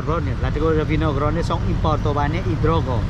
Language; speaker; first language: Polish; non-native, learner; Khmer